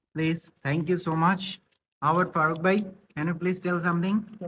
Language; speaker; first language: English; non-native, local second language; Bangla